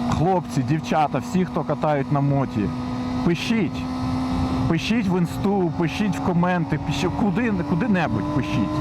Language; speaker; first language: Ukrainian; non-native, local second language; Russian